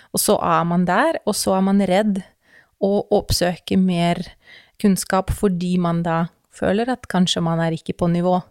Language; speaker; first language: Norwegian; non-native, fluent; Russian